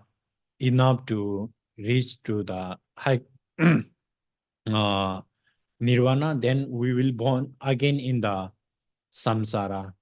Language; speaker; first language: English; non-native, fluent; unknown